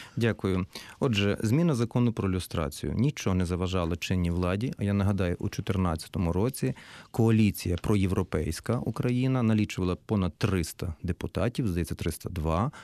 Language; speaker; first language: Ukrainian; native; Ukrainian